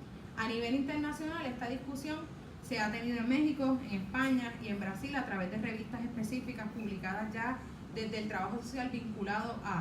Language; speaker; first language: Spanish; native; Spanish